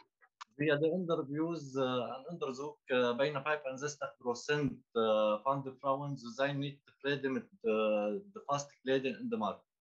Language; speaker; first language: Dutch; non-native, learner; Arabic